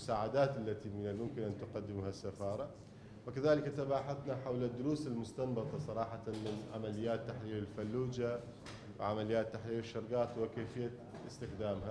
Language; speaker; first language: Arabic; native; Arabic